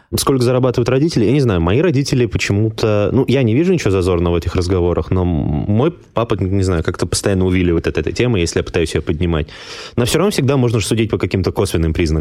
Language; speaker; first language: Russian; native; Russian